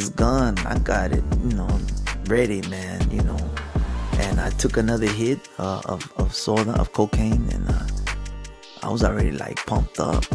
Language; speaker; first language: English; early bilingual, other home language; Spanish